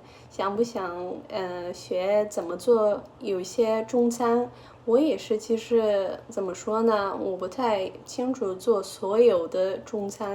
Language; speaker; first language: Chinese; early bilingual, heritage; Chinese